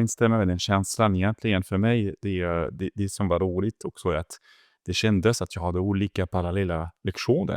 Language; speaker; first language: Swedish; non-native, fluent; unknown